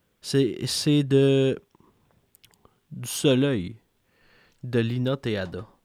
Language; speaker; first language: French; native; French